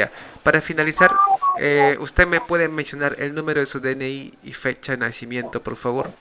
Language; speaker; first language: Spanish; native; Spanish